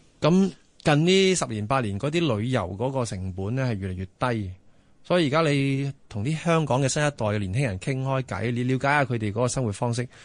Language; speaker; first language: Cantonese; native; Cantonese